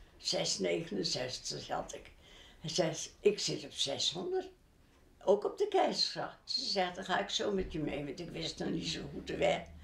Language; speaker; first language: Dutch; non-native, local second language; Western Frisian